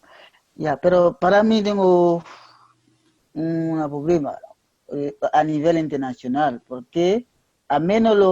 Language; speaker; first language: Spanish; non-native, learner; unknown